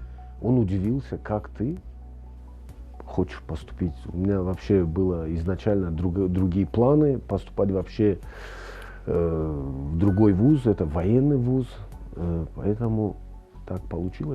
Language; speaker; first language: Russian; non-native, local second language; Tajik